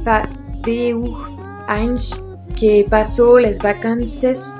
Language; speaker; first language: Catalan; non-native, learner; French